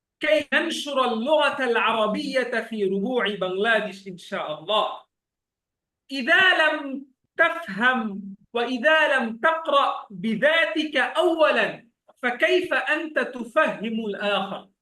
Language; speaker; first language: Arabic; non-native, fluent; Bangla